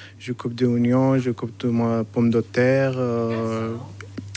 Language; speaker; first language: French; non-native, learner; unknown